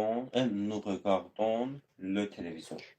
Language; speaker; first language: French; non-native, learner; Azerbaijani